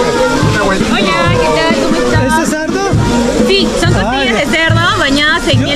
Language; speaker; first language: Spanish; native; Spanish